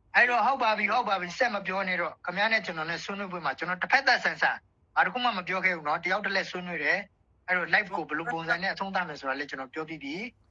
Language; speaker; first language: Burmese; native; Burmese